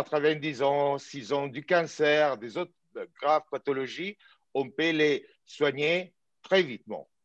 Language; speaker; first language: French; non-native, fluent; Italian